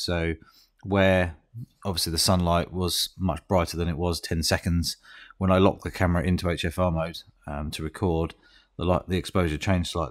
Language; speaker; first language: English; native; English